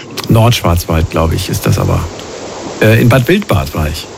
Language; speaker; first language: German; native; German